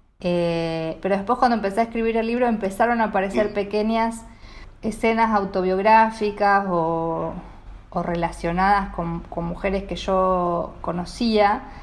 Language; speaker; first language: Spanish; native; Spanish